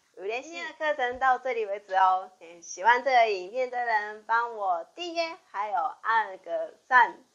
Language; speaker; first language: Chinese; non-native, fluent; Japanese